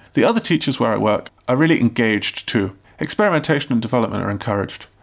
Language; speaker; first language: English; native; English